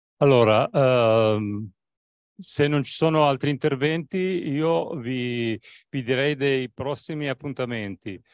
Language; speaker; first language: Italian; native; Italian